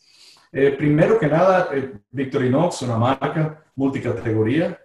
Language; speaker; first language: Portuguese; non-native, fluent; Spanish